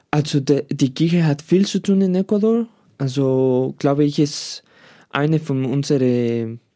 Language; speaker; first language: German; non-native, learner; Spanish